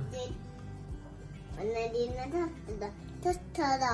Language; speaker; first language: Chinese; early bilingual, heritage; Chinese